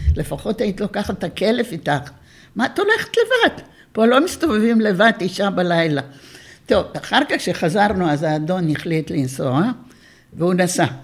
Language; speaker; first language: Hebrew; early bilingual, other home language; Bulgarian